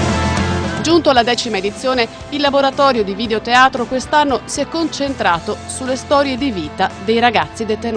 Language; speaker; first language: Italian; native; Italian